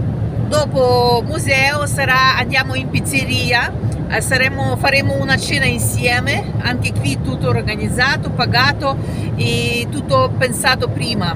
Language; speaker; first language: Italian; non-native, fluent; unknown